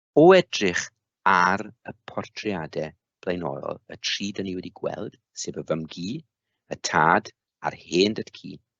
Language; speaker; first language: Welsh; native; Welsh